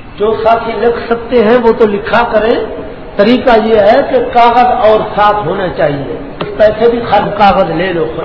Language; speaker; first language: Urdu; non-native, local second language; Punjabi